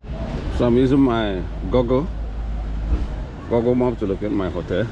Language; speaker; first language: English; non-native, learner; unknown